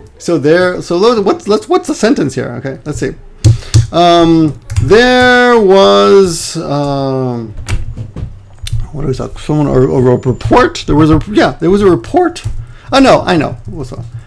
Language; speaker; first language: English; native; English